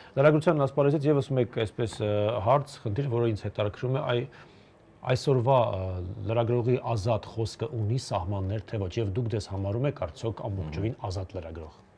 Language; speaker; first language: Armenian; native; Armenian